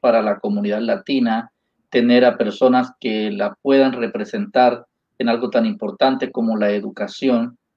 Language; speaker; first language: Spanish; native; Spanish